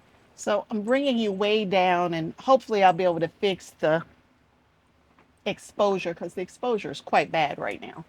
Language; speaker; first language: English; native; English